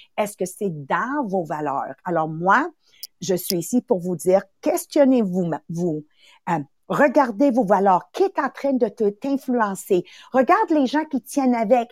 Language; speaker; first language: French; early bilingual, other home language; Italian